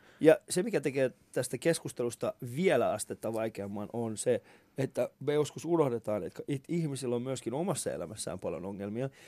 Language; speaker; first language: Finnish; early bilingual, other home language; Persian